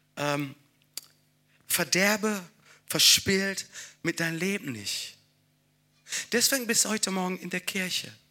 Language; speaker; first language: German; non-native, fluent; Italian